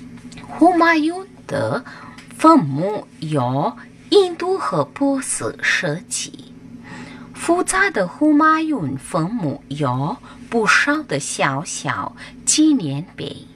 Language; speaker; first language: Chinese; non-native, fluent; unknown